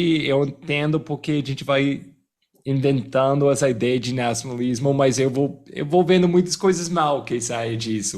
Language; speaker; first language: Portuguese; non-native, fluent; English